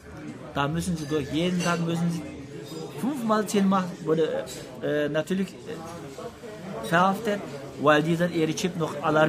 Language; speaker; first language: German; non-native, learner; Uyghur